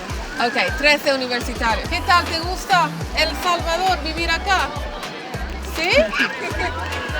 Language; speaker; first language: Spanish; non-native, fluent; English